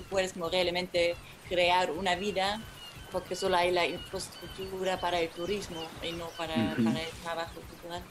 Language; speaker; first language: Spanish; non-native, fluent; German